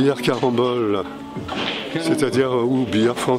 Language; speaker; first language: French; native; French